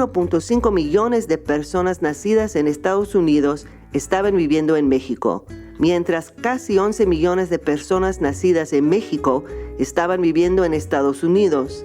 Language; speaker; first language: Spanish; non-native, fluent; English